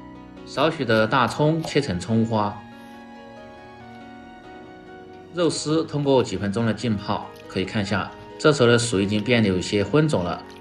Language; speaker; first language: Chinese; native; Chinese